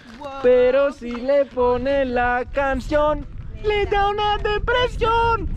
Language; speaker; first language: Spanish; non-native, learner; Greek